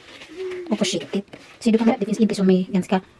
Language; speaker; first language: Swedish; non-native, learner; Cebuano